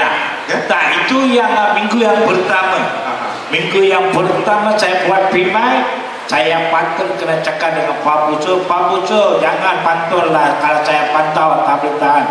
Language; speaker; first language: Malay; non-native, local second language; Tamil